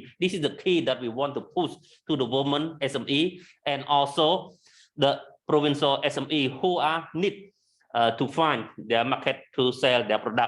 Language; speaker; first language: English; non-native, learner; Khmer